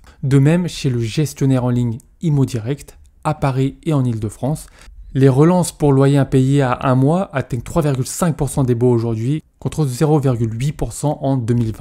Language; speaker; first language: French; native; French